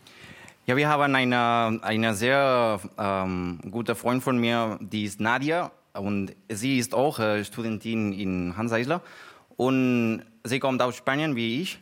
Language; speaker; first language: German; non-native, learner; Spanish